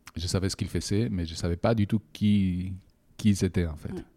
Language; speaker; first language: French; non-native, fluent; Spanish